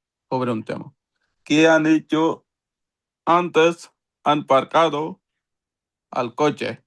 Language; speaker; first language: Spanish; non-native, learner; Urdu